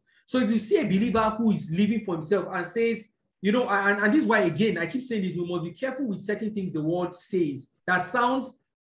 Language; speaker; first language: English; non-native, local second language; Yoruba